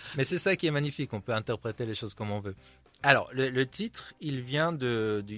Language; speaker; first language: French; non-native, fluent; Hebrew